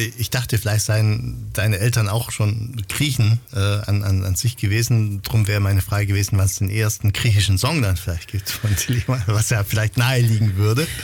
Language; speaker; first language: German; native; German